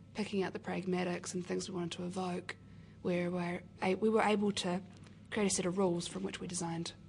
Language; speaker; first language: English; native; English